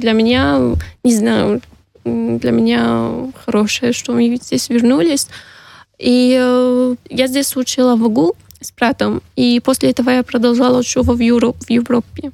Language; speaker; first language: Russian; non-native, learner; Arabic